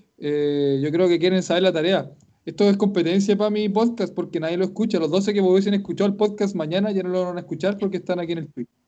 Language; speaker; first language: Spanish; native; Spanish